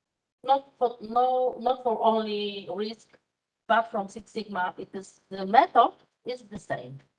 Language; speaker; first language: English; non-native, fluent; Polish